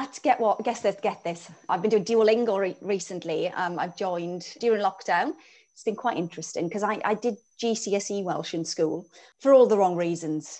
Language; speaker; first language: English; native; English